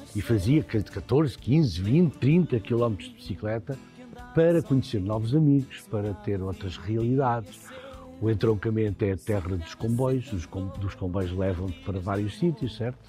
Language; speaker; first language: Portuguese; native; Portuguese